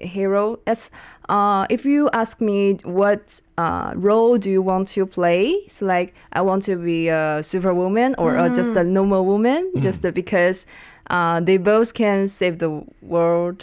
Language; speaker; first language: English; non-native, learner; Chinese